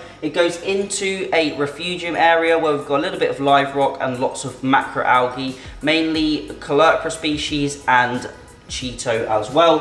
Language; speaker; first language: English; native; English